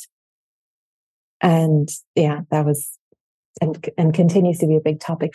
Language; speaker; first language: English; non-native, fluent; German